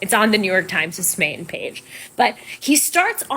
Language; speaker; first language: English; native; English